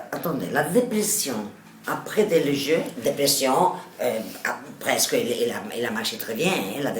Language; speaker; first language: French; non-native, learner; Catalan